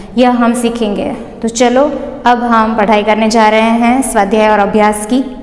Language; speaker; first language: Hindi; non-native, local second language; Gujarati